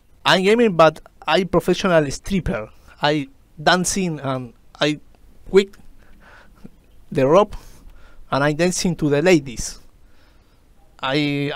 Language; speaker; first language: English; non-native, learner; Spanish